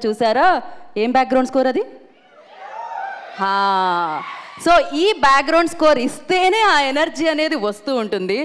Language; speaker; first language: Telugu; native; Telugu